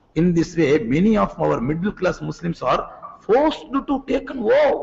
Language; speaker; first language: English; non-native, local second language; Tamil